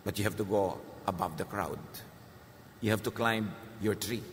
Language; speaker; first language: English; non-native, local second language; Filipino